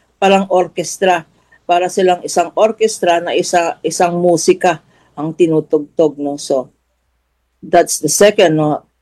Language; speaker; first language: Filipino; native; Filipino